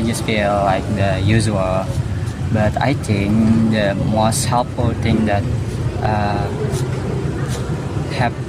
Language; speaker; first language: English; non-native, learner; Indonesian